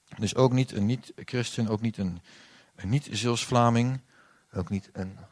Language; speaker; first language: Dutch; native; Dutch